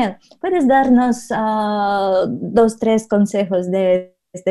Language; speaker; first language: Spanish; non-native, learner; Russian